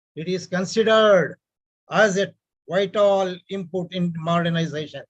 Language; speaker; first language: English; non-native, local second language; Urdu